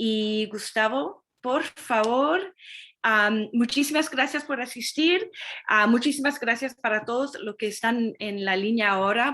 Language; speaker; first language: Spanish; non-native, fluent; English